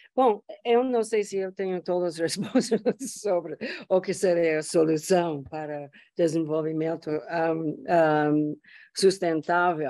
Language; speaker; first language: Portuguese; non-native, fluent; English